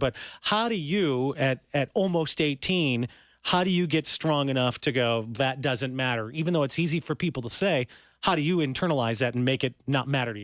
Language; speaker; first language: English; native; English